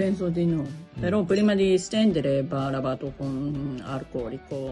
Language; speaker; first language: Italian; non-native, learner; Japanese